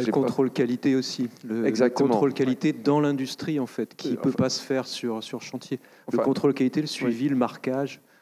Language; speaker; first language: French; native; French